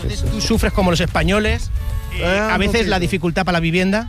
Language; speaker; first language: Spanish; native; Spanish